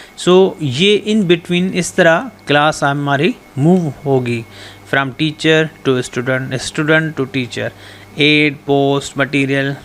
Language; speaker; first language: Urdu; non-native, local second language; Sindhi